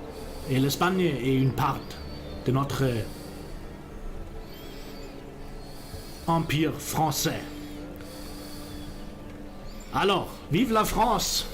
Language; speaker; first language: French; non-native, learner; German